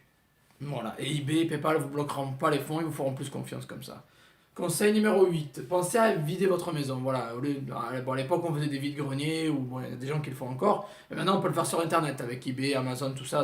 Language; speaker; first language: French; native; French